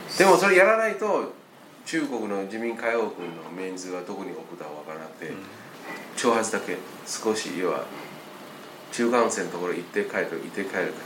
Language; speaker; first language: Japanese; non-native, fluent; Chinese